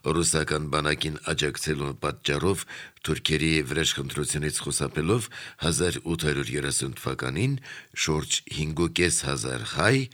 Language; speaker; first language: Armenian; native; Armenian